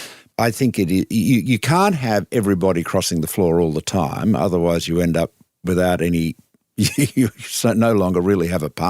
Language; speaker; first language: English; native; English